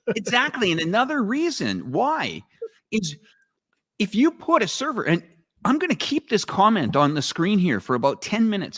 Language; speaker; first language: English; native; English